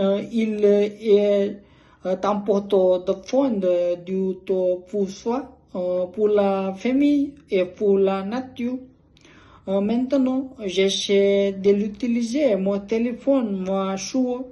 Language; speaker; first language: French; non-native, learner; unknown